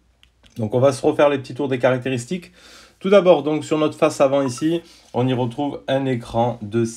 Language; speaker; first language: French; native; French